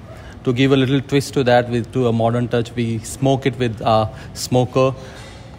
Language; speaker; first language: English; non-native, local second language; Hindi